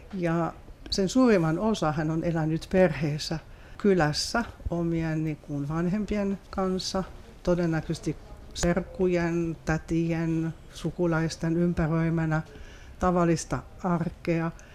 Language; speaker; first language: Finnish; non-native, fluent; French